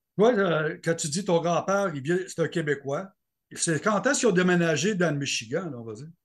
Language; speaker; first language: French; native; French